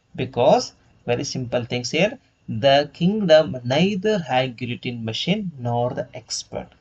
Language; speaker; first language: English; non-native, local second language; Kannada